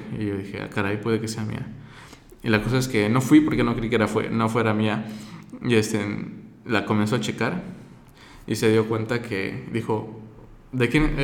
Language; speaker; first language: Spanish; native; Spanish